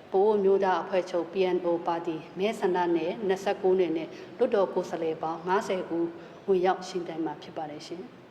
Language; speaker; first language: Burmese; non-native, local second language; Pa'o Karen